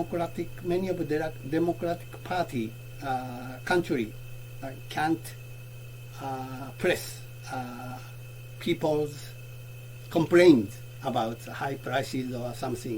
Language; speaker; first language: English; non-native, learner; Japanese